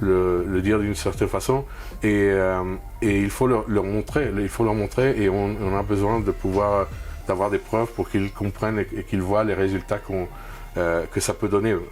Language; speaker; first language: French; non-native, fluent; Spanish